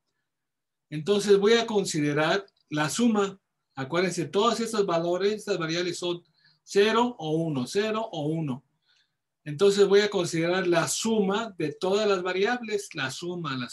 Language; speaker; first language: Spanish; native; Spanish